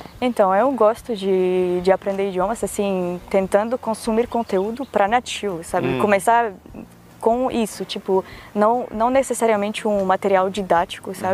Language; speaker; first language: Portuguese; non-native, fluent; Macedonian